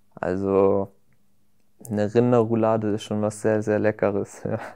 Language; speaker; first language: German; native; German